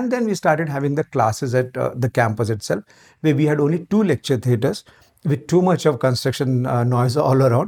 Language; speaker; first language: English; non-native, local second language; Marathi